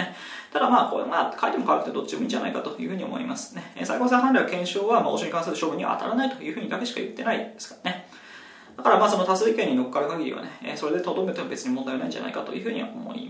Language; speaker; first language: Japanese; native; Japanese